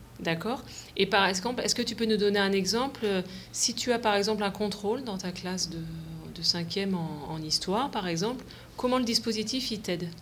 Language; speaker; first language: French; native; French